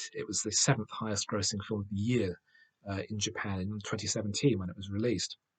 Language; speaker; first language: English; native; English